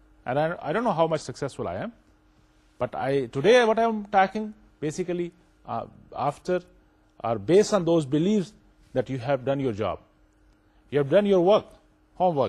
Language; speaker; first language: English; non-native, local second language; Urdu